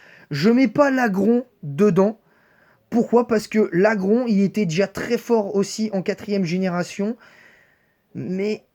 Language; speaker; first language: French; native; French